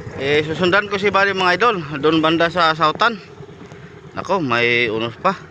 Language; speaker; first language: Filipino; non-native, local second language; Cebuano